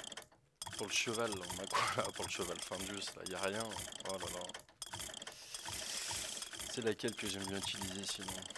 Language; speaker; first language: French; native; French